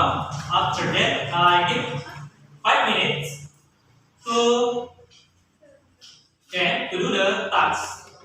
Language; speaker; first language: English; non-native, learner; Indonesian